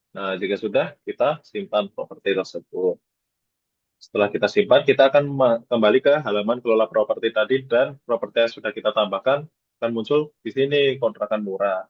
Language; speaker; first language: Indonesian; native; Indonesian